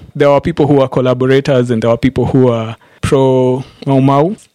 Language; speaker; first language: English; non-native, local second language; Embu